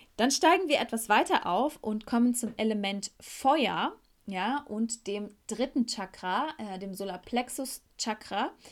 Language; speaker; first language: German; native; German